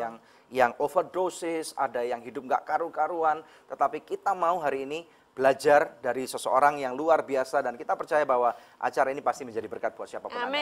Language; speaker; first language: Indonesian; native; Indonesian